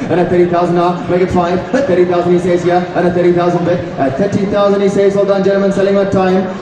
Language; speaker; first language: English; non-native, local second language; Afrikaans